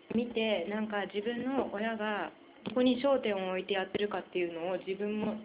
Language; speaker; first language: Japanese; native; Japanese